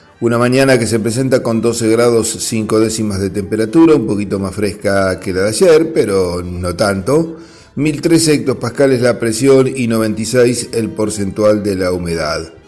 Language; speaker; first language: Spanish; native; Spanish